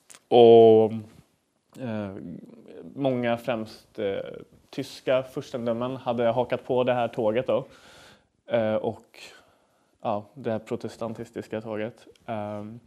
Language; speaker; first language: Swedish; native; Swedish